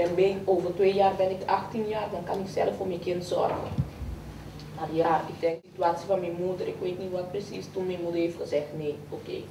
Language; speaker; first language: Dutch; early bilingual, other home language; Papiamento